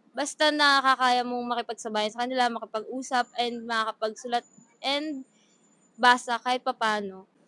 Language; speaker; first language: Filipino; non-native, local second language; Bikol